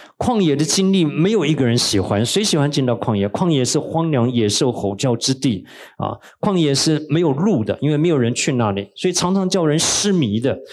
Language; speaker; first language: Chinese; native; Chinese